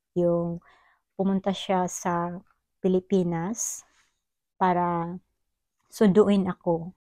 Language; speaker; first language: Filipino; non-native, local second language; Cebuano